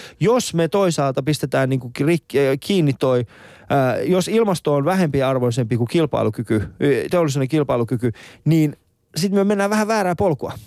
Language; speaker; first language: Finnish; early bilingual, other home language; Persian